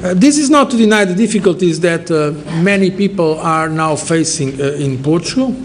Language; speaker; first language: English; non-native, fluent; Portuguese